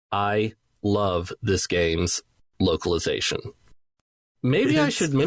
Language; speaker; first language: English; native; English